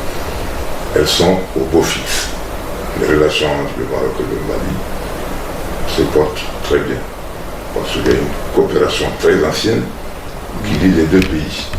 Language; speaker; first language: French; non-native, local second language; Bambara